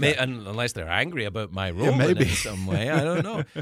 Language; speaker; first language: English; native; English